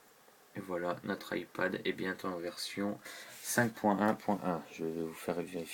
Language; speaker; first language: French; native; French